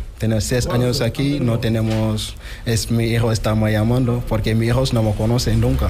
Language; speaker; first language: Spanish; non-native, learner; Wolof